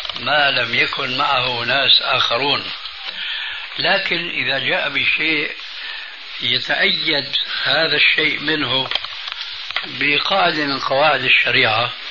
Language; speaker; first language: Arabic; early bilingual, other home language; Albanian